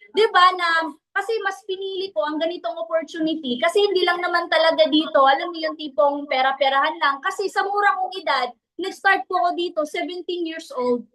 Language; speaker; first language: Filipino; non-native, local second language; Cebuano